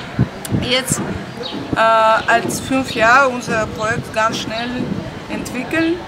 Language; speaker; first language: German; non-native, learner; Russian